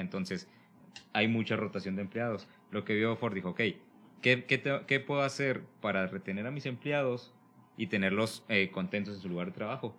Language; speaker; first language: Spanish; native; Spanish